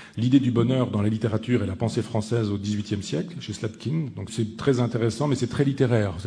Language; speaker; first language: French; native; French